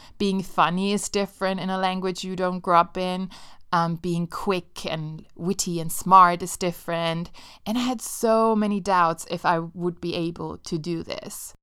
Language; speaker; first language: English; non-native, fluent; Italian